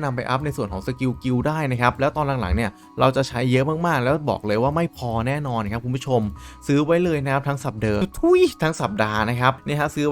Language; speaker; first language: Thai; native; Thai